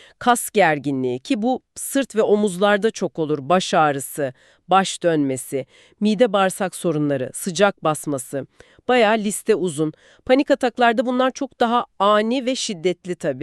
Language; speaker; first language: Turkish; native; Turkish